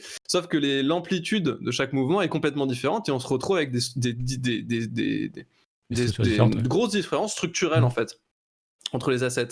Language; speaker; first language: French; native; French